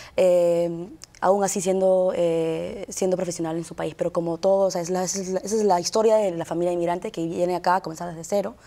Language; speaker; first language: Spanish; early bilingual, heritage; Spanish